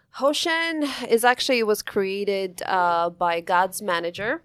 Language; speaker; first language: English; early bilingual, other home language; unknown